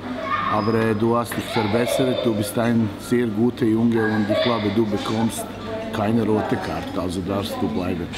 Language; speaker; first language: German; non-native, fluent; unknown